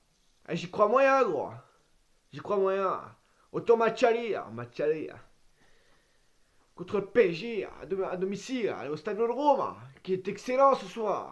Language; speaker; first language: French; native; French